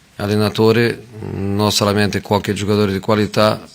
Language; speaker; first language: Italian; non-native, fluent; Portuguese